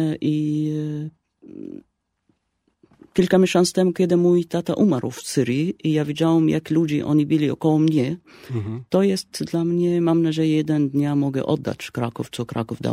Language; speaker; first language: Polish; non-native, fluent; Arabic